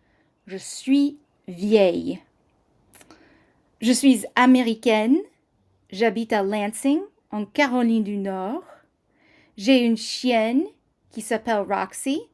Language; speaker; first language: French; non-native, fluent; English